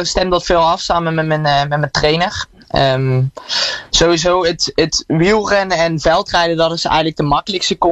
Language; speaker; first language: Dutch; native; Dutch